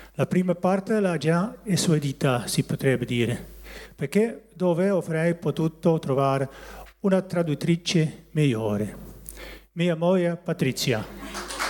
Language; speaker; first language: Italian; non-native, learner; Dutch